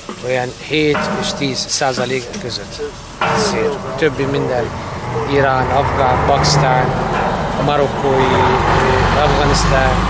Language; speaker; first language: Hungarian; non-native, fluent; Arabic